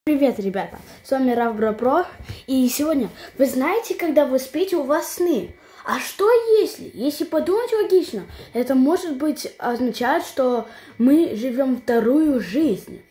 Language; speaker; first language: Russian; early bilingual, heritage; Russian